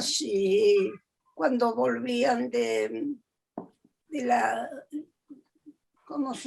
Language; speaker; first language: Spanish; early bilingual, other home language; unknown